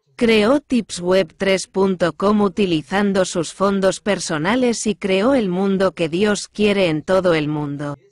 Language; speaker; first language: Spanish; non-native, fluent; Korean